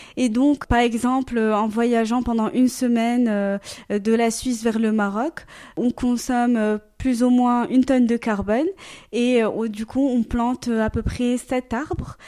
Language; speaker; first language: French; native; French